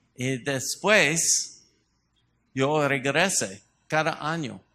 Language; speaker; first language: Spanish; non-native, learner; English